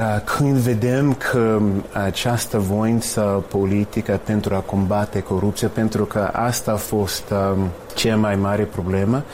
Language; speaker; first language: Romanian; non-native, fluent; English